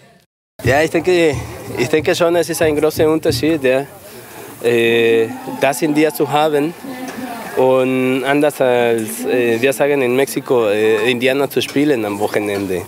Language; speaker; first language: German; non-native, fluent; Spanish